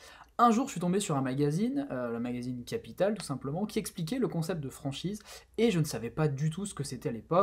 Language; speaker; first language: French; native; French